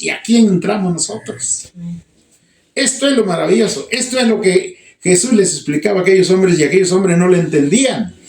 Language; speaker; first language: Spanish; native; Spanish